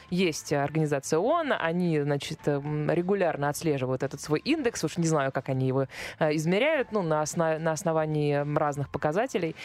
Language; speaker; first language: Russian; native; Russian